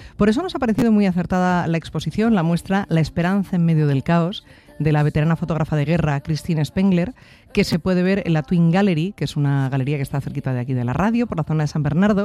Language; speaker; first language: Spanish; native; Spanish